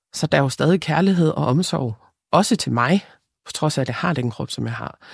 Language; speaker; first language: Danish; early bilingual, other home language; Lithuanian